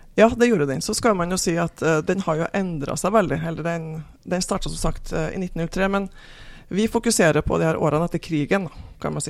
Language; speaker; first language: Norwegian; native; Norwegian